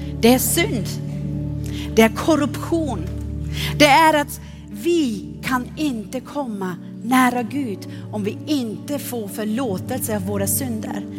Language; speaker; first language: Swedish; non-native, fluent; German